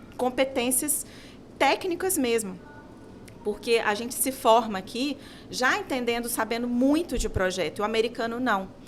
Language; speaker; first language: Portuguese; native; Portuguese